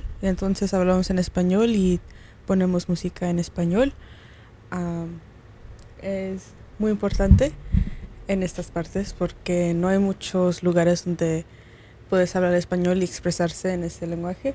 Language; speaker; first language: Spanish; early bilingual, heritage; Spanish